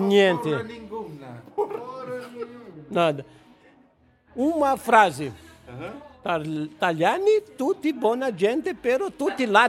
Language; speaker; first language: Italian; non-native, learner; Portuguese